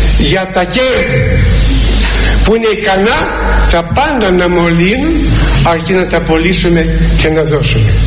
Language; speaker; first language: Greek; native; Greek